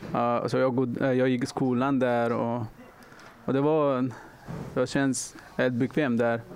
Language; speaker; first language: Swedish; non-native, learner; Persian